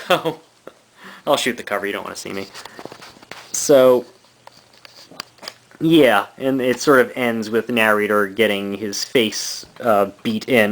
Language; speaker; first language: English; native; English